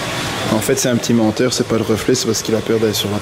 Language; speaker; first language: French; native; French